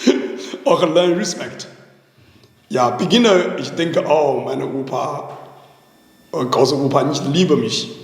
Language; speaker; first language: German; non-native, learner; Chinese